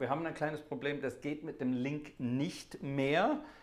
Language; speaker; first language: German; non-native, fluent; English